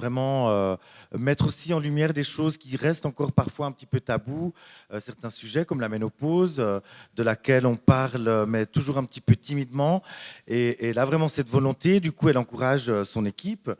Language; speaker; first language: French; native; French